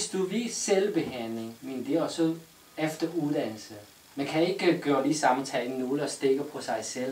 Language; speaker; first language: Danish; non-native, learner; Chinese